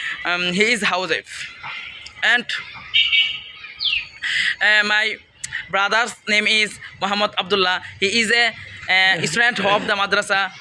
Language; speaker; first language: English; non-native, learner; Bangla